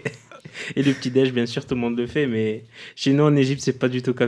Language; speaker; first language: French; non-native, fluent; Arabic